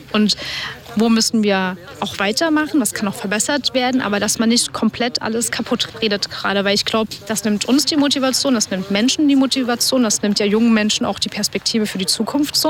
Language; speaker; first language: German; native; German